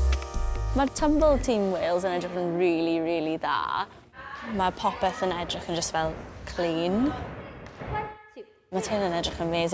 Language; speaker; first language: Welsh; non-native, local second language; English